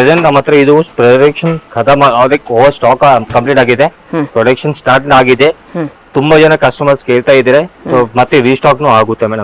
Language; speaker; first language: Kannada; non-native, local second language; Telugu